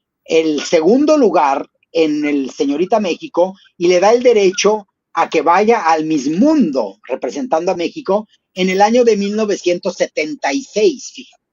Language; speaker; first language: Spanish; native; Spanish